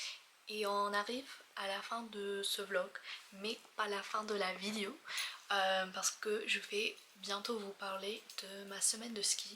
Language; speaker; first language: French; non-native, fluent; English